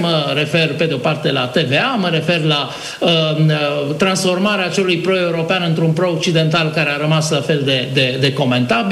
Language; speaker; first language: Romanian; native; Romanian